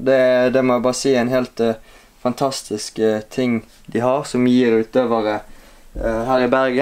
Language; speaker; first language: Norwegian; native; Norwegian